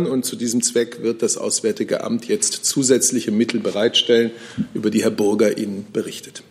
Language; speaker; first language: German; native; German